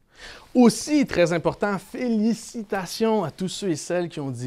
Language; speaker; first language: French; native; French